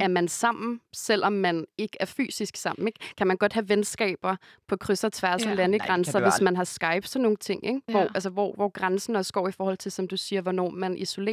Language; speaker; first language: Danish; native; Danish